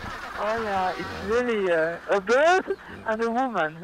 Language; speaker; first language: English; non-native, learner; French